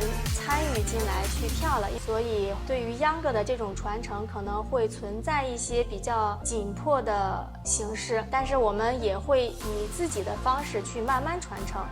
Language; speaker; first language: Chinese; native; Chinese